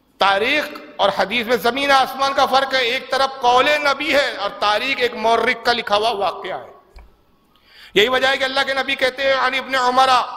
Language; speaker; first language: Urdu; native; Urdu